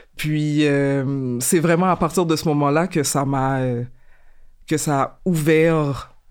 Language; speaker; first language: French; native; French